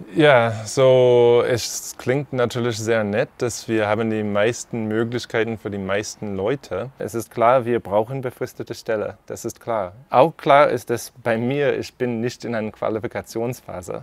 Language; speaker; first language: German; non-native, fluent; English